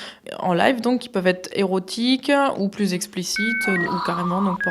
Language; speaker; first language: French; native; French